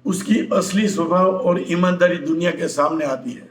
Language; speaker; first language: Hindi; non-native, local second language; Gujarati